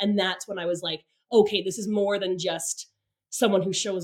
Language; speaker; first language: English; native; English